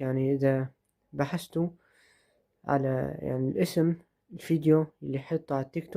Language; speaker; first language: Arabic; native; Arabic